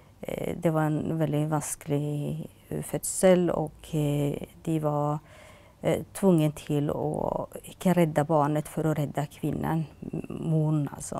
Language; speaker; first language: Norwegian; non-native, fluent; Tigrinya